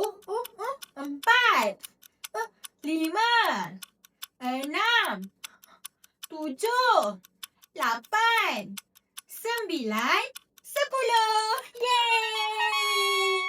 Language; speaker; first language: Malay; native; Malay